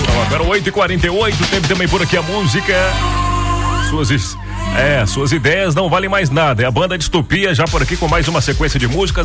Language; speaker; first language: Portuguese; native; Portuguese